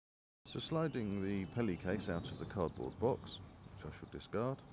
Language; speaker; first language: English; native; English